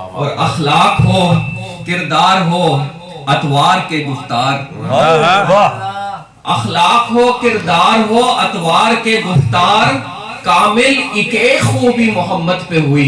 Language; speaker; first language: Urdu; native; Urdu